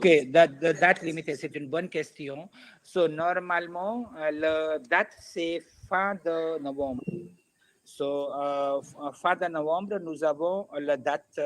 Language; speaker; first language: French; non-native, learner; Hindi